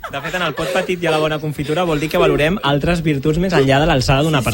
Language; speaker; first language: Catalan; native; Catalan